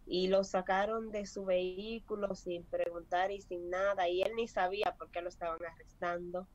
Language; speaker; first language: Spanish; native; Spanish